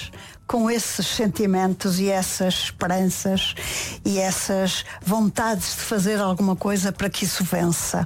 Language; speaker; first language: Portuguese; native; Portuguese